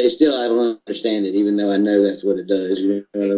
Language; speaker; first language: English; native; English